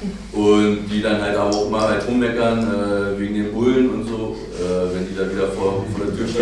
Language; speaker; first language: German; native; German